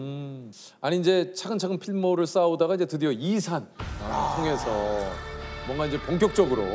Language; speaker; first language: Korean; native; Korean